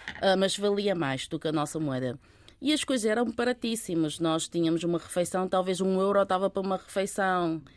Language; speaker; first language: Portuguese; early bilingual, other home language; Chinese